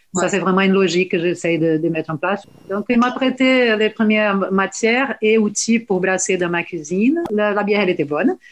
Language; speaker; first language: French; non-native, fluent; Portuguese